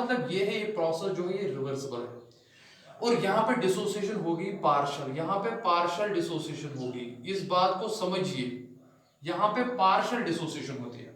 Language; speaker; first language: Hindi; non-native, local second language; Kashmiri